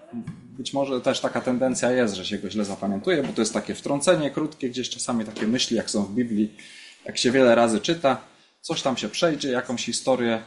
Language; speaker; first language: Polish; native; Polish